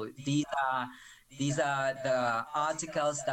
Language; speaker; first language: English; non-native, local second language; Filipino